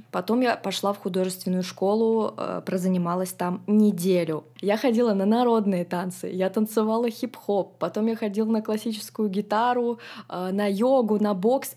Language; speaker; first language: Russian; native; Russian